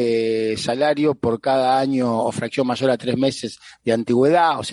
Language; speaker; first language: Spanish; native; Spanish